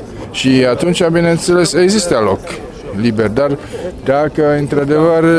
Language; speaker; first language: Romanian; non-native, fluent; Czech